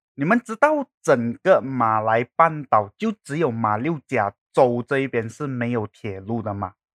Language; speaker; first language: Chinese; native; Chinese